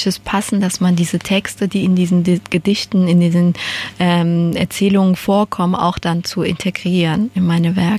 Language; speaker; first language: German; non-native, fluent; Persian